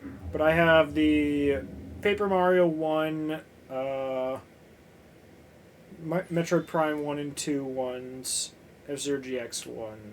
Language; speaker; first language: English; native; English